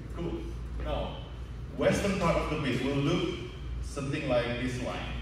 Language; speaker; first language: English; non-native, fluent; Indonesian